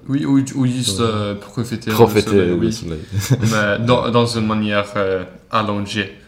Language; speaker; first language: French; non-native, learner; Swedish